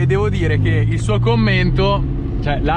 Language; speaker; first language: Italian; native; Italian